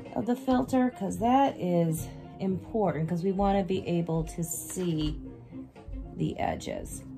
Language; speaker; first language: English; native; English